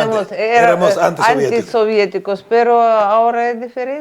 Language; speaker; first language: Spanish; non-native, fluent; Russian